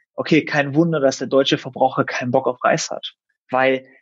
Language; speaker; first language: German; native; German